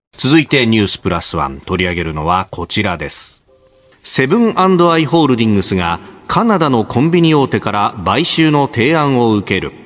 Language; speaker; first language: Japanese; native; Japanese